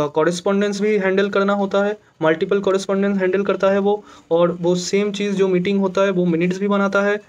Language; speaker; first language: Hindi; non-native, local second language; Bangla